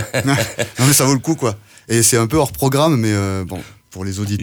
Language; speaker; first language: French; native; French